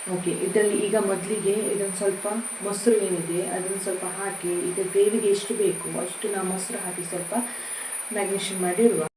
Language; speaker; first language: Kannada; non-native, local second language; Tulu